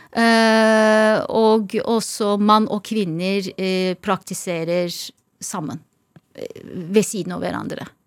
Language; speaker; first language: Norwegian; non-native, fluent; Turkish